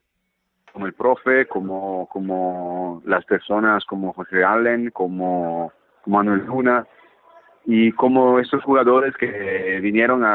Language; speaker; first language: Spanish; early bilingual, heritage; Italian